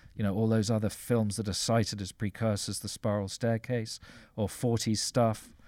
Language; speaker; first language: English; native; English